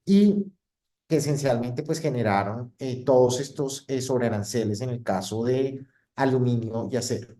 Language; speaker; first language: Spanish; native; Spanish